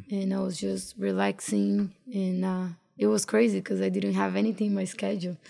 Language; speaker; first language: English; non-native, fluent; Portuguese